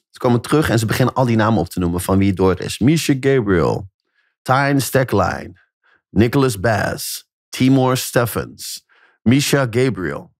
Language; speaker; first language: Dutch; native; Dutch